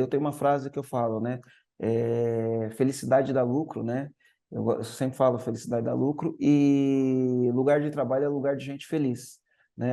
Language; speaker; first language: Portuguese; native; Portuguese